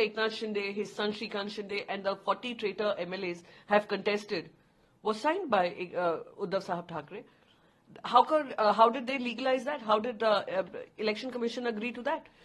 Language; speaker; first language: English; non-native, local second language; Hindi